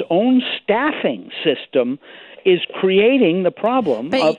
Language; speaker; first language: English; native; English